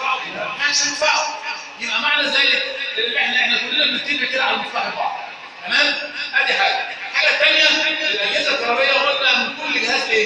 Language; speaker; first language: Arabic; native; Arabic